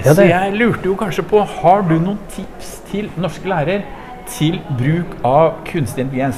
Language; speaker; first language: Norwegian; native; Norwegian